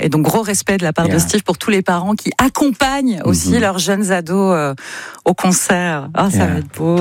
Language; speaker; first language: French; native; French